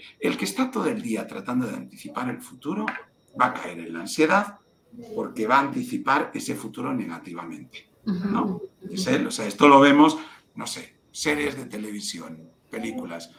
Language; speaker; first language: Spanish; native; Spanish